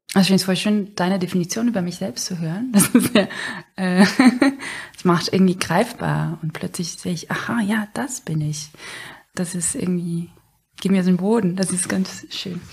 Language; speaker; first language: German; non-native, fluent; Portuguese